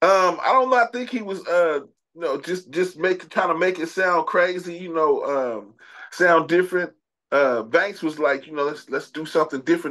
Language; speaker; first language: English; native; English